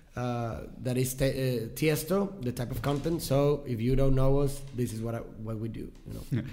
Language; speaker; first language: English; non-native, fluent; Spanish